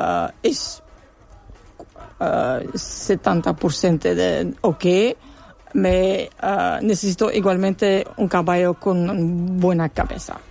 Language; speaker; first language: Spanish; non-native, learner; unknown